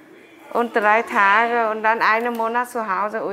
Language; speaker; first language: German; non-native, learner; Vietnamese